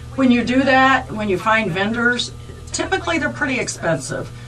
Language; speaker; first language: English; native; English